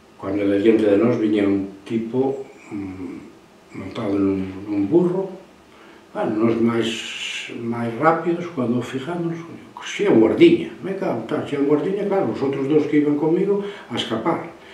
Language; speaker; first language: Galician; native; Galician